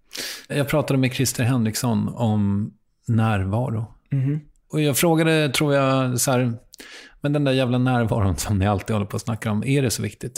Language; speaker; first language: Swedish; native; Swedish